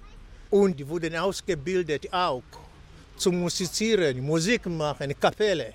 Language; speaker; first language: German; non-native, fluent; Swahili